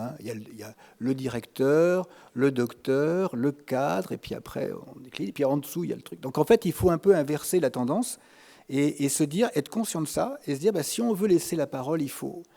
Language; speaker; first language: French; native; French